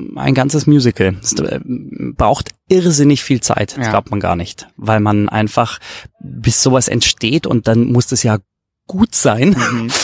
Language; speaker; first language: German; native; German